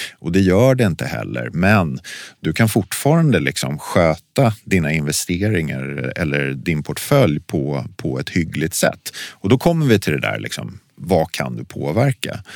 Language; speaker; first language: Swedish; native; Swedish